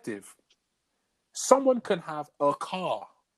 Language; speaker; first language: English; native; English